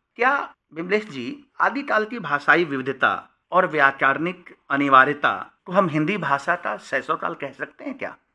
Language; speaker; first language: Hindi; native; Hindi